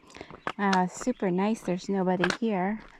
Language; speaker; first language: English; native; English